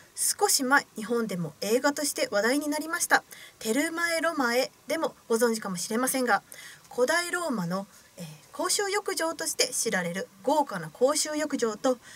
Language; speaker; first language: Japanese; native; Japanese